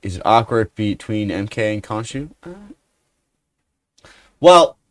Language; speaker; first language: English; native; English